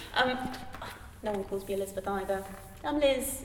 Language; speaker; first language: English; native; English